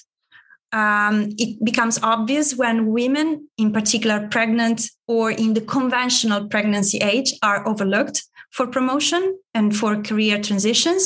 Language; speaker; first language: English; non-native, fluent; Italian